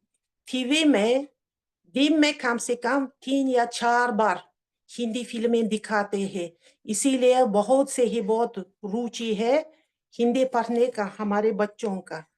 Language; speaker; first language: Hindi; non-native, fluent; Uzbek